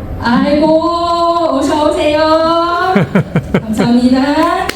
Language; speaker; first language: Korean; non-native, fluent; Vietnamese